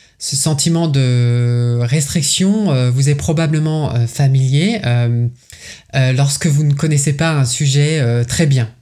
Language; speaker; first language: French; native; French